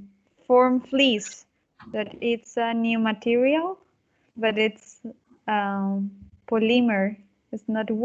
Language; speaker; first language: English; non-native, fluent; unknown